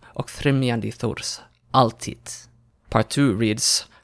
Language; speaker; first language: English; non-native, fluent; Norwegian